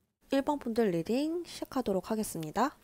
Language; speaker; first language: Korean; native; Korean